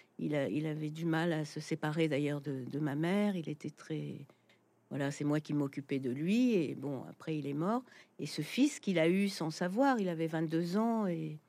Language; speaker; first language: French; native; French